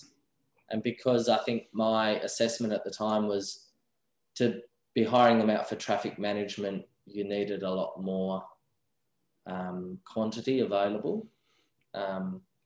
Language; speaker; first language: English; native; English